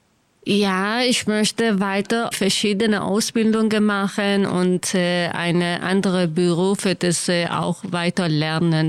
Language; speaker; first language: German; non-native, learner; Kurdish